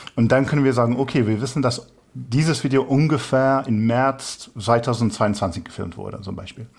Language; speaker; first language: German; non-native, fluent; English